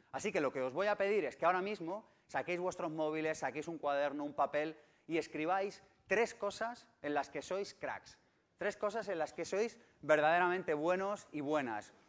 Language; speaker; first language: Spanish; native; Spanish